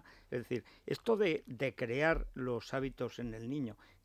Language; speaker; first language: Spanish; native; Spanish